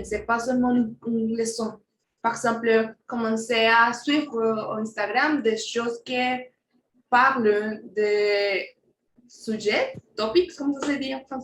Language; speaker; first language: French; non-native, fluent; Spanish